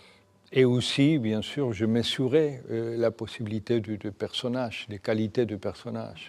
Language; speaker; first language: French; non-native, fluent; Spanish